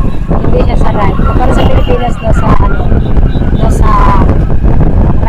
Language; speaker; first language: Filipino; native; Filipino